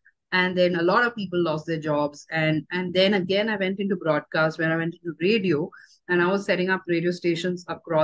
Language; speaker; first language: English; non-native, local second language; Tamil